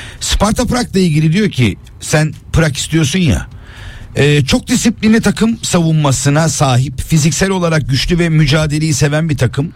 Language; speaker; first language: Turkish; early bilingual, heritage; Turkish